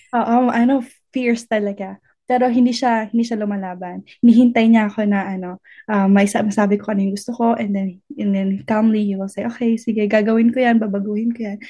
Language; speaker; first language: Filipino; native; Filipino